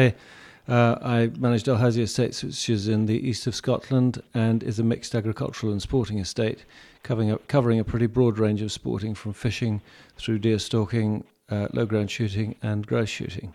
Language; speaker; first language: English; native; English